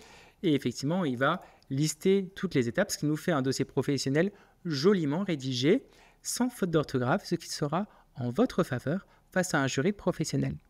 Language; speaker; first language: French; native; French